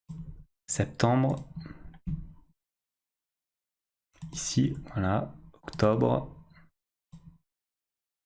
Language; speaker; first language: French; native; French